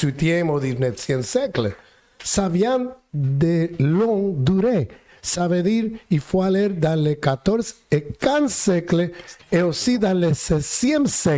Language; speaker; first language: French; non-native, fluent; Spanish